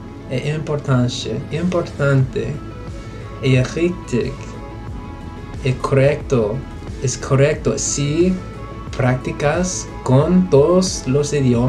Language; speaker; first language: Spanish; non-native, learner; English